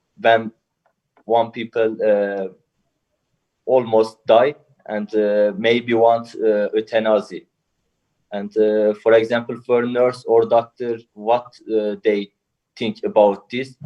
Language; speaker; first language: English; non-native, learner; Turkish